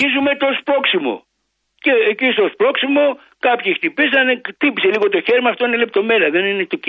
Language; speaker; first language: Greek; native; Greek